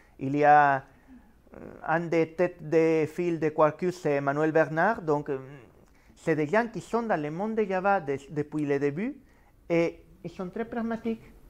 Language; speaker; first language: French; non-native, fluent; Spanish